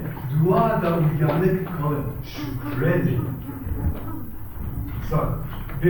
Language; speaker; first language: Turkish; non-native, fluent; English